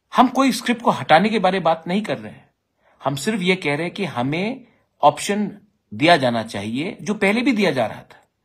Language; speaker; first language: Hindi; non-native, local second language; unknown